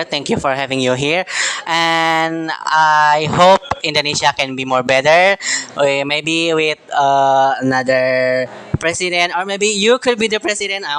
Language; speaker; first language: English; non-native, learner; Indonesian